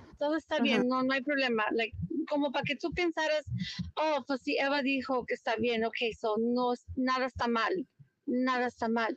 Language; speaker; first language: Spanish; early bilingual, heritage; Spanish